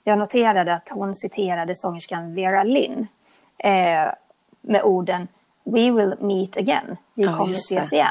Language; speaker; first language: Swedish; native; Swedish